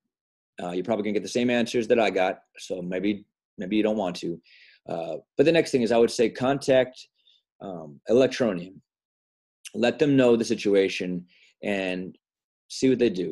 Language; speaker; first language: English; native; English